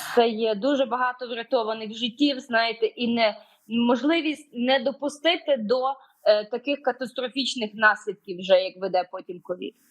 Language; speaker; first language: Ukrainian; native; Ukrainian